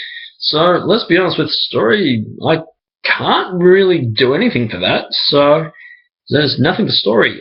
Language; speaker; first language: English; native; English